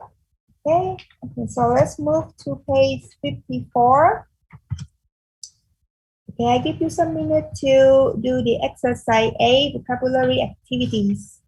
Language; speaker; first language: English; non-native, fluent; Vietnamese